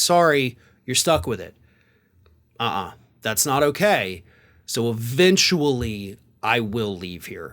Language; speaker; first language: English; native; English